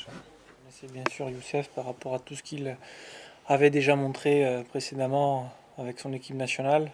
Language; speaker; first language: French; native; French